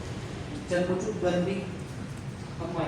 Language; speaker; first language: Vietnamese; non-native, learner; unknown